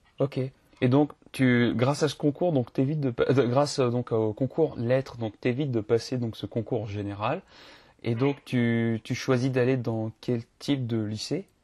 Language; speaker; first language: French; native; French